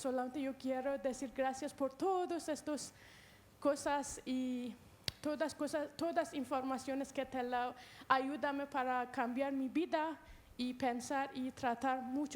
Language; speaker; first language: Spanish; non-native, learner; Persian